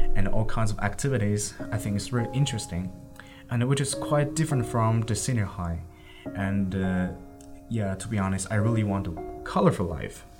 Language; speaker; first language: English; non-native, fluent; Chinese